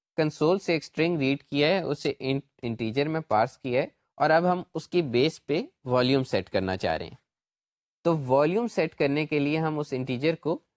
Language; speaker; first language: Urdu; native; Urdu